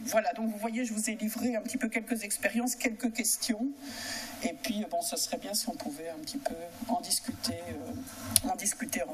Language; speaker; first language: French; native; French